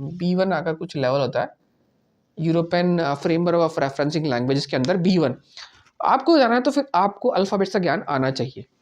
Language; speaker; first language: Hindi; native; Hindi